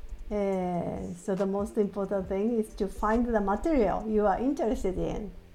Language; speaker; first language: English; non-native, fluent; Japanese